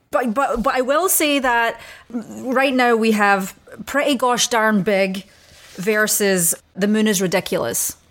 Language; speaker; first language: English; native; English